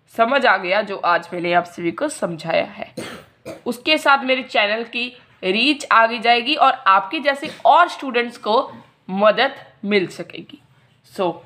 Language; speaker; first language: Hindi; non-native, local second language; Punjabi